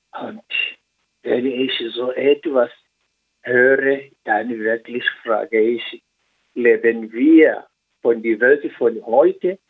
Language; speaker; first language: German; non-native, learner; Swahili